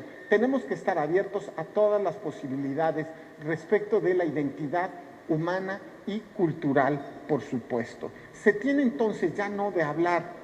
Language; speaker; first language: Spanish; native; Spanish